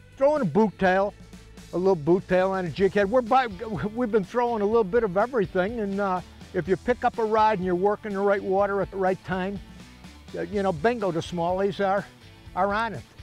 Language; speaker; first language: English; native; English